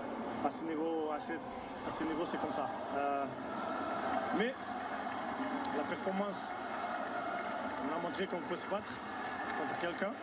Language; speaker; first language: French; non-native, fluent; Portuguese